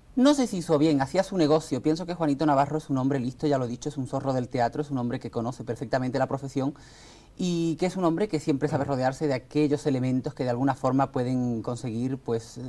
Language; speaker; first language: Spanish; early bilingual, other home language; Arabic